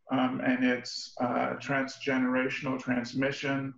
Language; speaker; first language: English; native; English